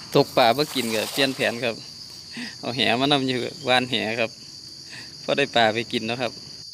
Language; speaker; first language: Thai; native; Thai